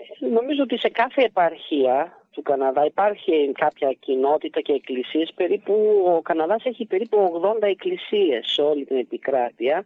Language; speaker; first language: Greek; early bilingual, heritage; Greek